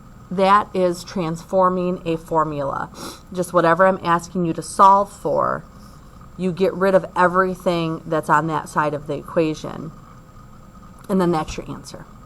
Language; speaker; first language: English; native; English